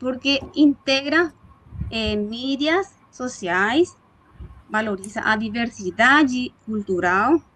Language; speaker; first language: Portuguese; non-native, fluent; Spanish